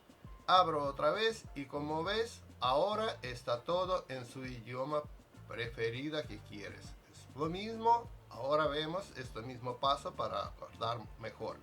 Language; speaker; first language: Spanish; non-native, fluent; Russian